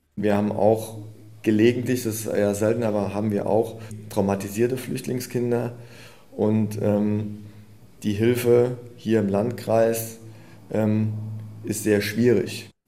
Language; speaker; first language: German; native; German